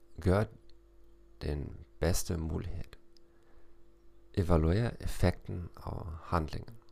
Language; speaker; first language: Norwegian; non-native, learner; German